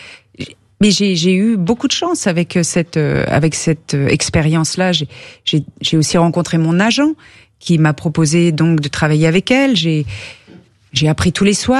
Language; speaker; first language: French; native; French